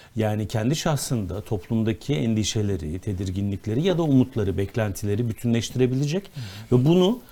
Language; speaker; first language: Turkish; native; Turkish